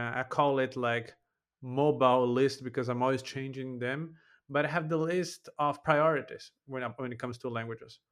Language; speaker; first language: English; non-native, fluent; Portuguese